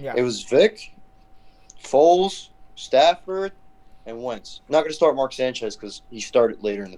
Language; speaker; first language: English; native; English